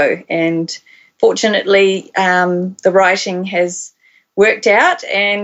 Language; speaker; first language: English; native; English